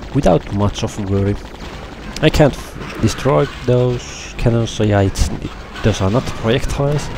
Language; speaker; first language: English; non-native, fluent; Finnish